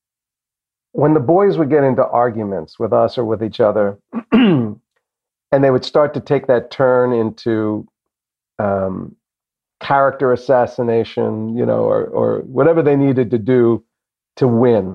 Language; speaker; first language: English; native; English